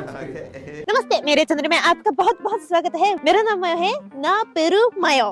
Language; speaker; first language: Hindi; non-native, fluent; Japanese